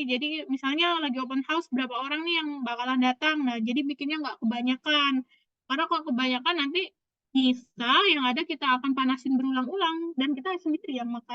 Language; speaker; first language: Indonesian; native; Indonesian